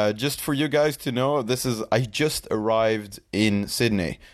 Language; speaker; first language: English; non-native, fluent; Swedish